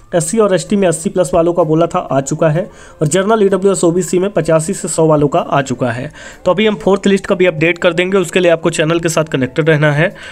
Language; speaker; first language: Hindi; native; Hindi